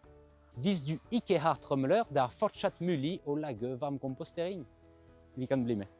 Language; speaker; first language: Norwegian; non-native, fluent; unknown